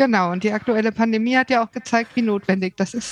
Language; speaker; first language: German; native; German